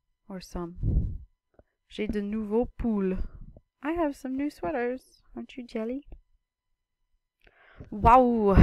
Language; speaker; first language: English; native; English